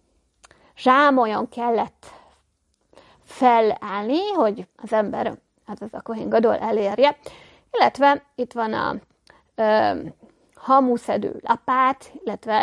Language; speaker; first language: Hungarian; native; Hungarian